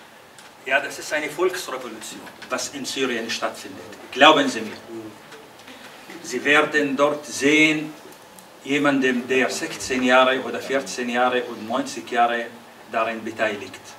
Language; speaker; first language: German; non-native, fluent; Arabic